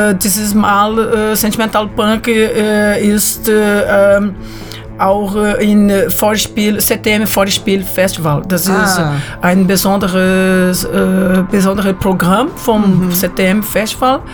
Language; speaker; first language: German; non-native, learner; Portuguese